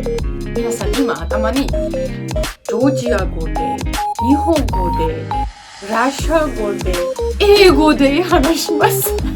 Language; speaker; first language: Japanese; non-native, learner; Georgian